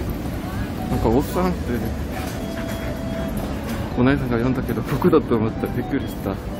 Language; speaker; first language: Japanese; non-native, fluent; Korean